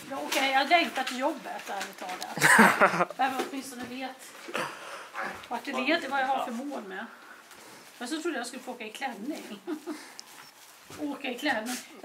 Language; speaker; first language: Swedish; native; Swedish